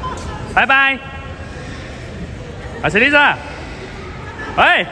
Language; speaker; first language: Chinese; native; Chinese